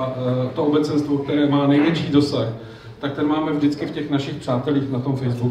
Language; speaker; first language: Czech; native; Czech